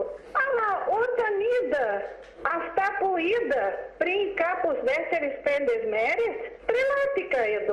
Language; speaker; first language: Greek; non-native, fluent; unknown